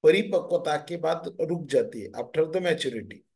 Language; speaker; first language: Hindi; non-native, local second language; Marathi